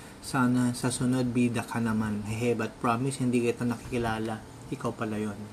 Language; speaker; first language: Filipino; native; Filipino